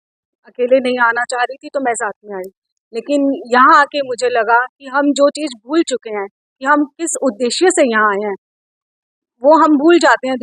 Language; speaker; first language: Hindi; native; Hindi